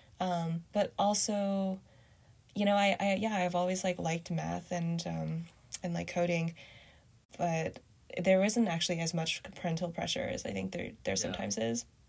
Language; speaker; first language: English; early bilingual, other home language; Chinese